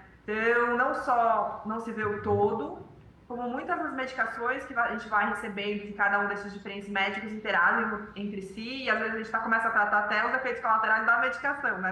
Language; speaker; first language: Portuguese; native; Portuguese